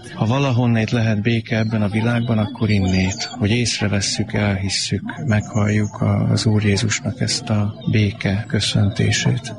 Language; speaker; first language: Hungarian; native; Hungarian